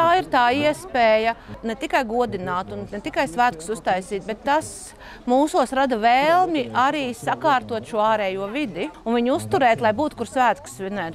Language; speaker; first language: Latvian; native; Latvian